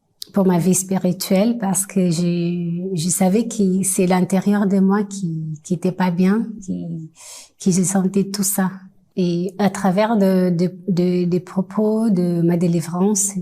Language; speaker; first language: French; non-native, fluent; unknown